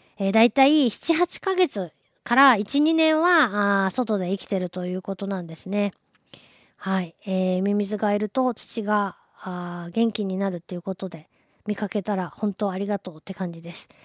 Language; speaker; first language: Japanese; native; Japanese